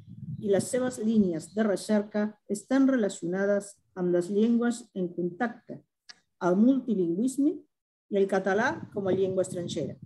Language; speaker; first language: Catalan; non-native, fluent; Spanish